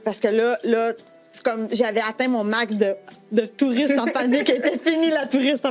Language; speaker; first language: French; native; French